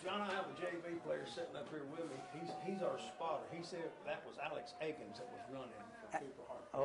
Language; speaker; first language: English; native; English